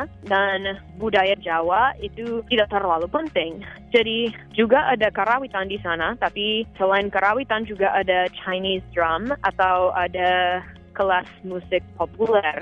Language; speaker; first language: Indonesian; non-native, fluent; English